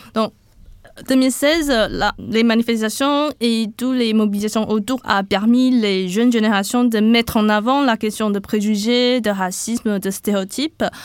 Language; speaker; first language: French; non-native, fluent; Chinese